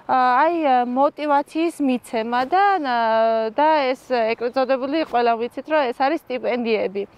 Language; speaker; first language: Georgian; non-native, local second language; Armenian